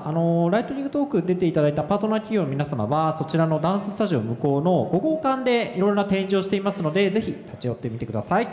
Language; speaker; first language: Japanese; native; Japanese